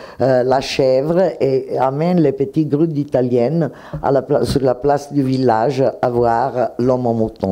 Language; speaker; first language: French; non-native, fluent; Italian